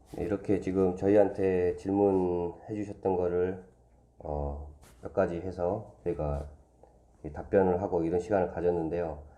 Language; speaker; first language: Korean; native; Korean